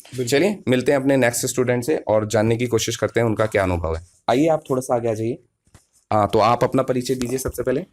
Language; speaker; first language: Hindi; native; Hindi